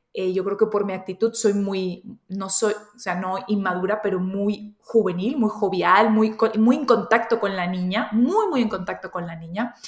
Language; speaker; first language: Spanish; native; Spanish